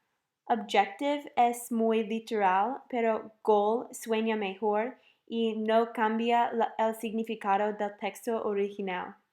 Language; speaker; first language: Spanish; non-native, fluent; English